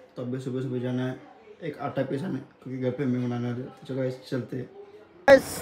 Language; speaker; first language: Hindi; non-native, local second language; Marathi